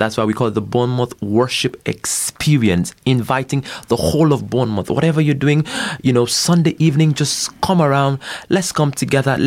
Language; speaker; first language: English; non-native, local second language; Ibibio